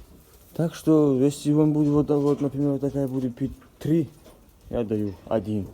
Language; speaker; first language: Russian; non-native, local second language; Ossetic